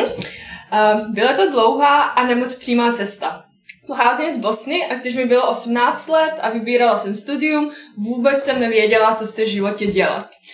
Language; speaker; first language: Czech; non-native, fluent; Bosnian